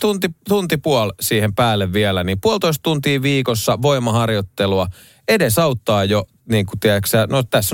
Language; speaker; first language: Finnish; native; Finnish